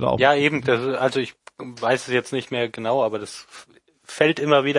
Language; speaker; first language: German; native; German